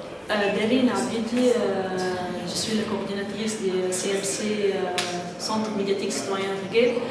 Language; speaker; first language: French; non-native, local second language; Arabic